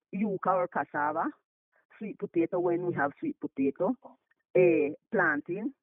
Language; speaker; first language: English; non-native, local second language; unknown